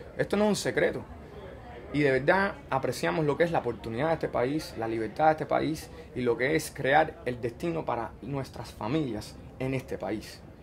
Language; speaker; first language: Spanish; early bilingual, heritage; Spanish